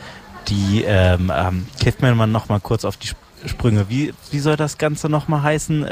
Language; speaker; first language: German; native; German